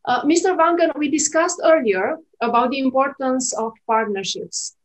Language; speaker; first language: English; non-native, fluent; Romanian